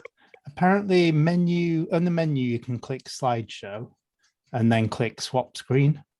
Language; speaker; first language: English; native; English